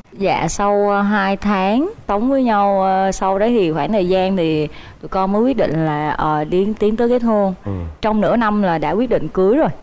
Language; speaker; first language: Vietnamese; native; Vietnamese